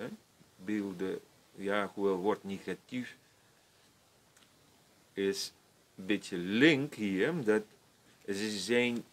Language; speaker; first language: Dutch; non-native, fluent; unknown